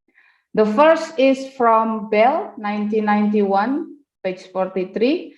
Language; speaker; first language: English; non-native, fluent; Indonesian